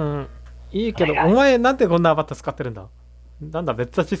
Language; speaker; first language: Japanese; native; Japanese